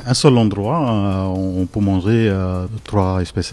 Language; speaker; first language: French; non-native, learner; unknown